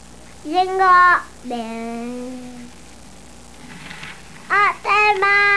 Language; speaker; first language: Japanese; native; Japanese